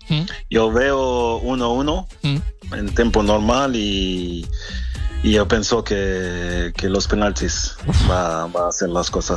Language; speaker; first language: Spanish; non-native, fluent; French